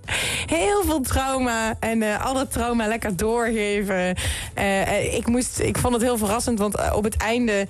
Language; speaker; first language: Dutch; native; Dutch